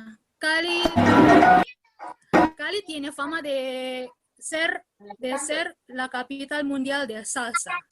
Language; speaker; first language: Spanish; non-native, learner; Indonesian